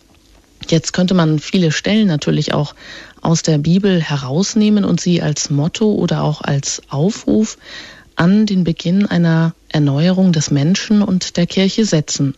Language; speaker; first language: German; native; German